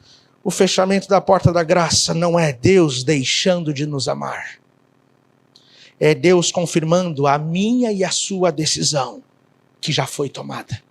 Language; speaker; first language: Portuguese; native; Portuguese